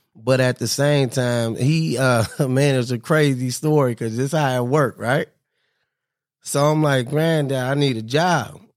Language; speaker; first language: English; native; English